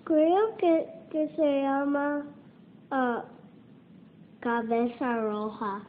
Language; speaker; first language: Spanish; early bilingual, heritage; Spanish